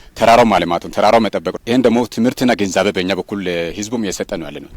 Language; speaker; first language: Amharic; non-native, local second language; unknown